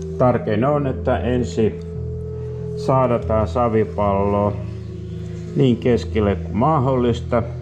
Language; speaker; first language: Finnish; non-native, fluent; Serbian